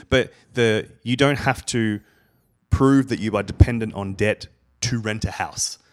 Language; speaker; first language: English; native; English